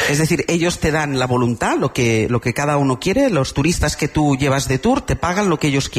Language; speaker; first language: Spanish; native; Spanish